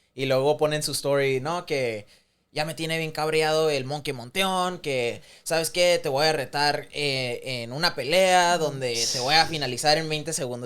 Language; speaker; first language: Spanish; early bilingual, other home language; English